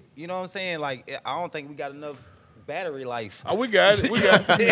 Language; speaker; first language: English; native; English